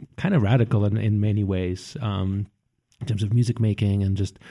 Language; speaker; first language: English; early bilingual, other home language; Russian